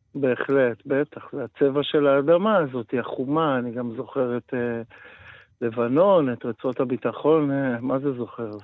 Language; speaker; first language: Hebrew; native; Hebrew